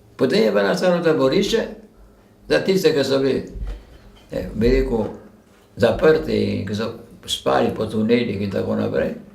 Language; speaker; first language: Slovenian; native; Slovenian